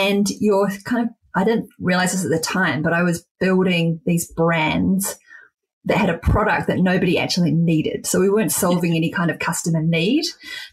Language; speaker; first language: English; native; English